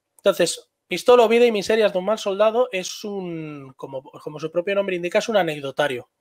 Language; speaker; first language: Spanish; native; Spanish